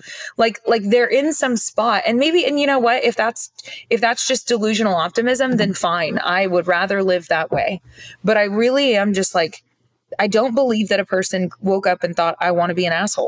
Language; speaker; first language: English; native; English